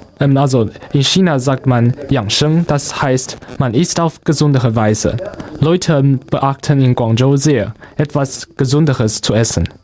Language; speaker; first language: German; non-native, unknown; Chinese